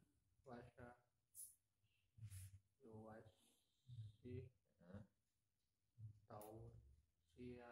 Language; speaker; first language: Arabic; non-native, learner; Indonesian